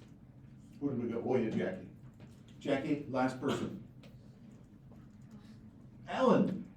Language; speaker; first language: English; native; English